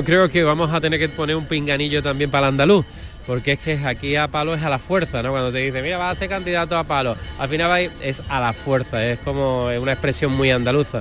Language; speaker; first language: Spanish; native; Spanish